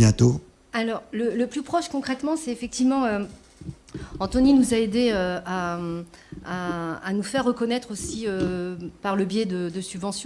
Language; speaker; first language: French; native; French